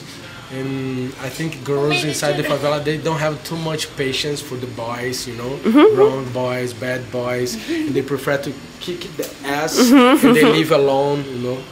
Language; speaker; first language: English; non-native, fluent; Portuguese